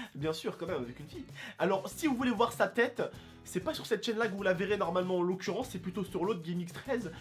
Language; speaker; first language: French; early bilingual, other home language; Arabic